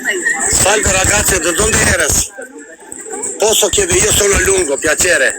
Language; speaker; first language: Italian; non-native, fluent; Albanian